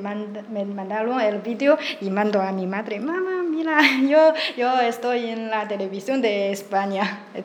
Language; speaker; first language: Spanish; non-native, learner; Chinese